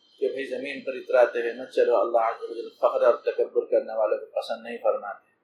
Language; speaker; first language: Urdu; native; Urdu